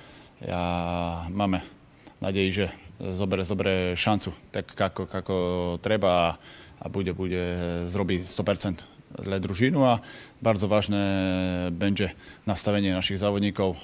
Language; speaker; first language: Polish; non-native, learner; Slovak